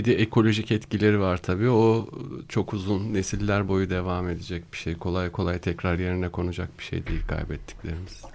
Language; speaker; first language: Turkish; native; Turkish